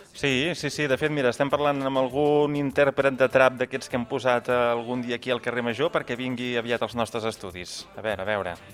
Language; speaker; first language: Catalan; native; Catalan